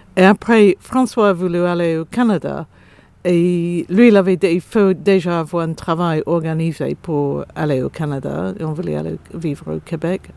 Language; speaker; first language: French; non-native, fluent; English